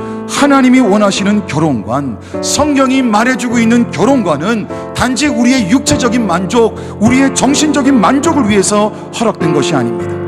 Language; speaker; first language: Korean; native; Korean